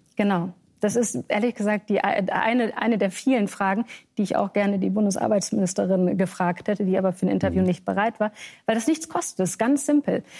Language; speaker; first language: German; native; German